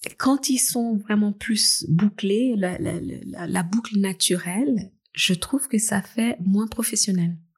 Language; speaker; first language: French; native; French